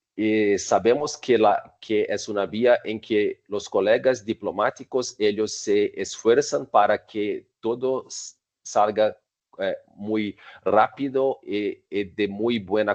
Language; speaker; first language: Spanish; non-native, fluent; Portuguese